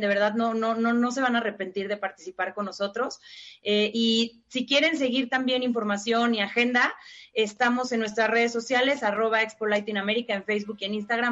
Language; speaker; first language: Spanish; native; Spanish